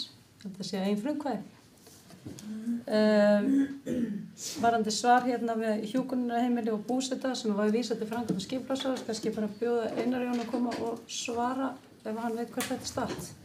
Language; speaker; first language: Icelandic; native; Icelandic